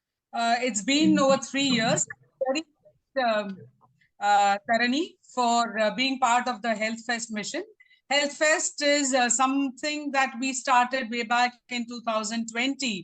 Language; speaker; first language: English; non-native, local second language; Tamil